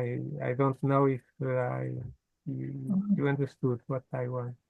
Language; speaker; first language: English; non-native, fluent; Portuguese